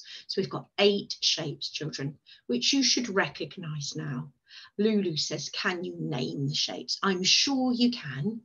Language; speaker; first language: English; native; English